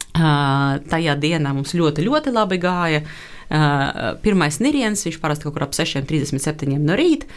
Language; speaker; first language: Latvian; non-native, local second language; Russian